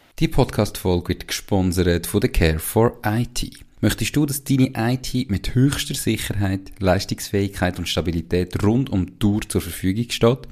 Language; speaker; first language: German; native; German